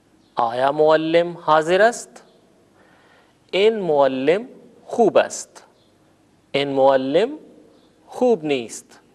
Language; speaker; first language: Persian; non-native, fluent; Urdu